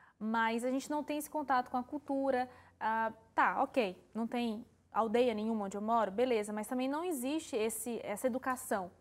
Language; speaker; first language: Portuguese; native; Portuguese